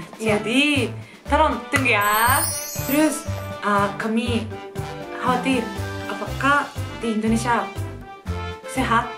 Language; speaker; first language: Indonesian; non-native, learner; Japanese